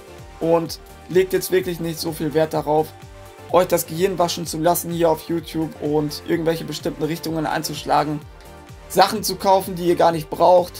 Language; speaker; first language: German; native; German